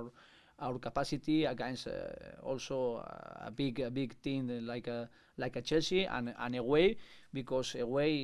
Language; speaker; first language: English; non-native, learner; Spanish